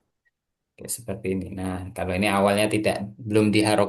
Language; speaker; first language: Indonesian; native; Indonesian